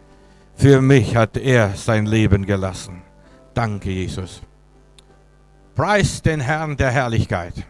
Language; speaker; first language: German; native; German